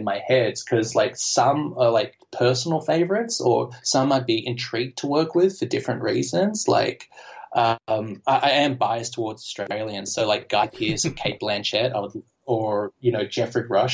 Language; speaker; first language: English; native; English